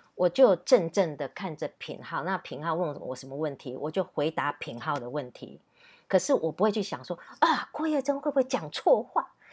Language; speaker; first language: Chinese; native; Chinese